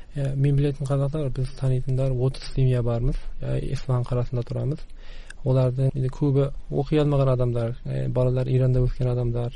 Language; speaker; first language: Kazakh; early bilingual, heritage; Kazakh